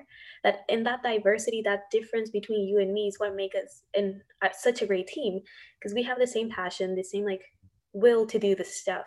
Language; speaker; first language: English; non-native, fluent; Spanish